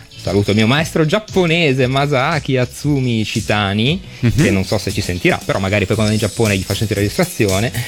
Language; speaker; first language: Italian; native; Italian